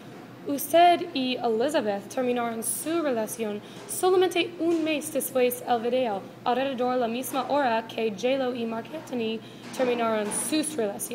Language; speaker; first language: Spanish; non-native, learner; English